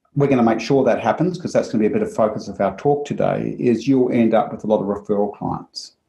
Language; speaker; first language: English; native; English